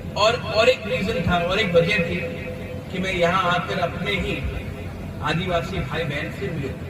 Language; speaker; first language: Hindi; non-native, local second language; Kok Borok